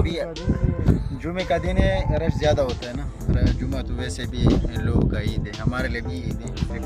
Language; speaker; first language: Hindi; non-native, local second language; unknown